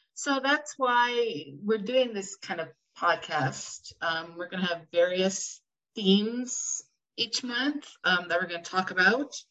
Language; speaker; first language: English; native; English